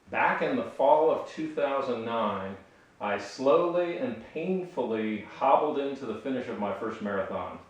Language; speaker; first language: English; native; English